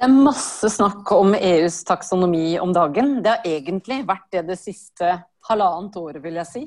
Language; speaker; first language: Norwegian; native; Norwegian